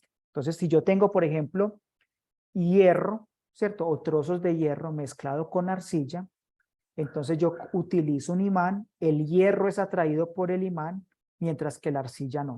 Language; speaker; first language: Spanish; native; Spanish